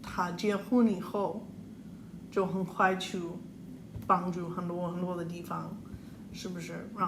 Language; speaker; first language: Chinese; non-native, learner; English